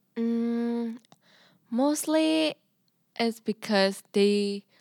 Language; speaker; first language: English; non-native, fluent; Indonesian